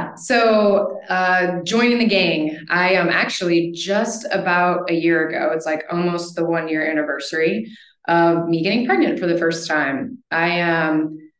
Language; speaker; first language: English; native; English